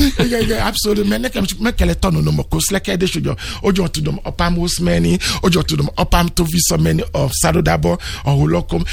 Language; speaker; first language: Hungarian; non-native, fluent; Yoruba